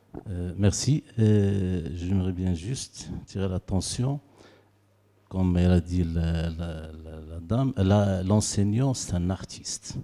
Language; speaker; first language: French; non-native, local second language; Arabic